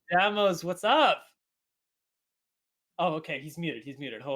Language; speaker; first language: English; native; English